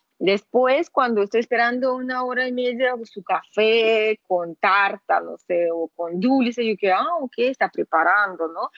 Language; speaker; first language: Spanish; non-native, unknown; Russian